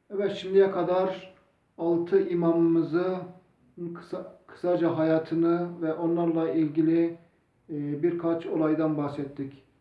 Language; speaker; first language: Turkish; non-native, local second language; Zaza